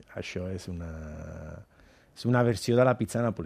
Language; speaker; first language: Catalan; non-native, fluent; Italian